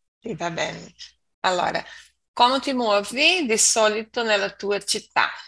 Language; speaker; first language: Italian; non-native, learner; Portuguese